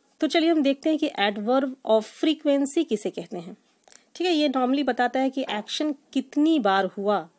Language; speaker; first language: Hindi; native; Hindi